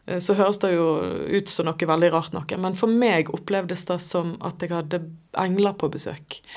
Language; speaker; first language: Norwegian; native; Norwegian